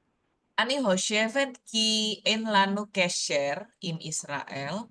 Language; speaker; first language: Hebrew; non-native, learner; Indonesian